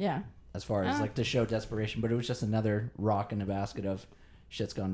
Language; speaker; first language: English; native; English